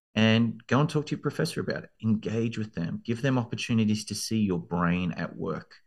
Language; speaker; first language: English; native; English